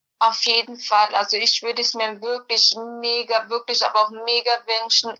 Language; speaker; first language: German; early bilingual, other home language; Bosnian